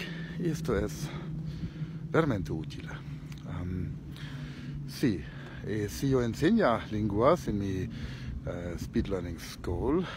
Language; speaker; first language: Italian; non-native, fluent; German